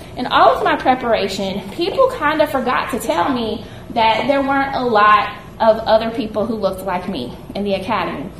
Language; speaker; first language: English; native; English